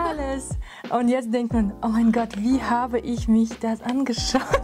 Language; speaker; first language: German; non-native, fluent; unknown